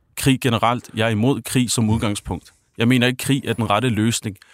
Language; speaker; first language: Danish; early bilingual, other home language; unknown